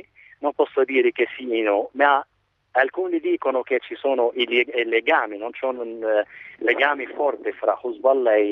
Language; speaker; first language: Italian; non-native, fluent; Arabic